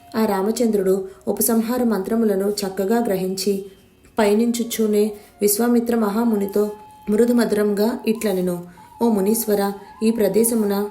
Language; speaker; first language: Telugu; native; Telugu